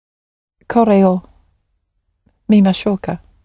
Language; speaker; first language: Japanese; non-native, learner; English